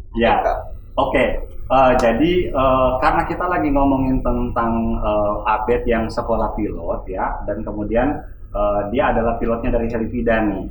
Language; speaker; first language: Indonesian; native; Indonesian